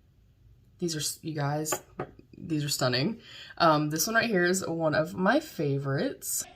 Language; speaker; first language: English; native; English